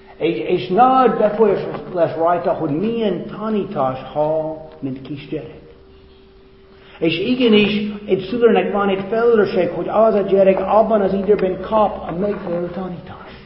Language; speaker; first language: Hungarian; non-native, fluent; English